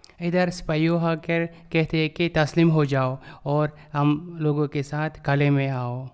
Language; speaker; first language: Urdu; non-native, learner; Turkish